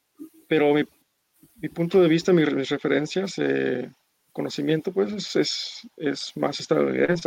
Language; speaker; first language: Spanish; early bilingual, heritage; English